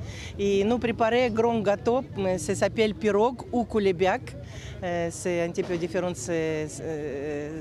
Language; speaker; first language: French; non-native, learner; Russian